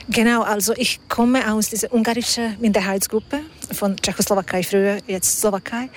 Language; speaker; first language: German; non-native, fluent; Hungarian